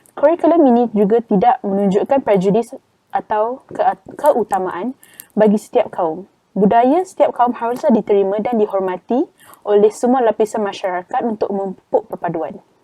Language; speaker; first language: Malay; native; Malay